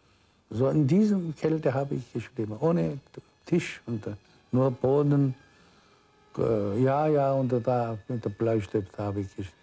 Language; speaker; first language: German; non-native, fluent; Korean